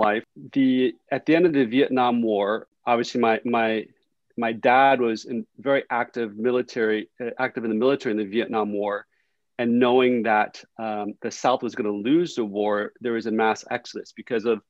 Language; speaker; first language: English; early bilingual, other home language; Vietnamese